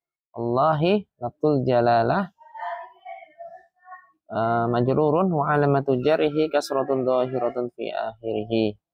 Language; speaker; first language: Arabic; non-native, fluent; Indonesian